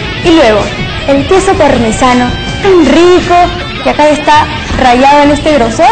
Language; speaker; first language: Spanish; native; Spanish